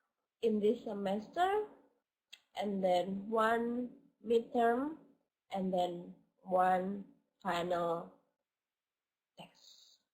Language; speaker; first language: English; non-native, fluent; Indonesian